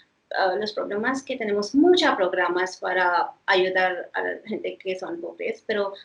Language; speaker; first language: Spanish; non-native, fluent; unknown